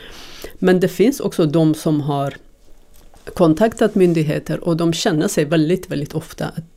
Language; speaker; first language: Swedish; non-native, fluent; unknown